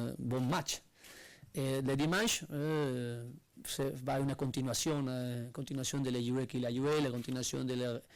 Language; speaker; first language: French; non-native, learner; Spanish